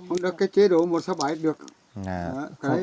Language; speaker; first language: Vietnamese; native; Vietnamese